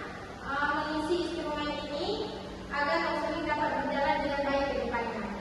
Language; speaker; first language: Indonesian; native; Indonesian